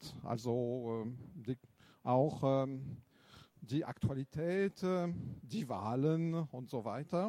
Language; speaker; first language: German; non-native, fluent; French